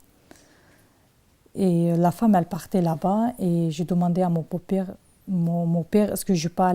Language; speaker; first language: French; non-native, learner; Turkish